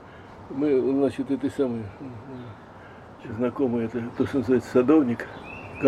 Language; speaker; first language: Russian; native; Russian